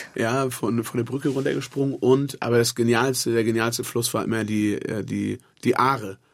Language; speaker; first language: German; native; German